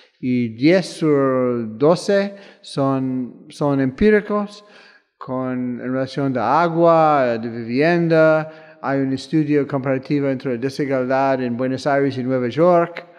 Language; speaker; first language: Spanish; non-native, fluent; English